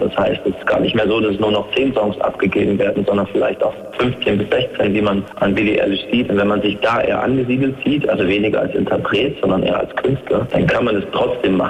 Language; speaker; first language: German; native; German